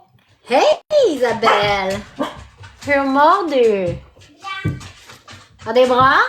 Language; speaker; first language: Swedish; non-native, learner; French